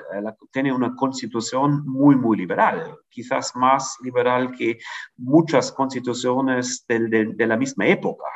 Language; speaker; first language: Spanish; non-native, fluent; German